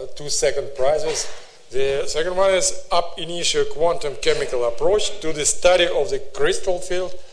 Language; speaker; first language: English; non-native, fluent; Russian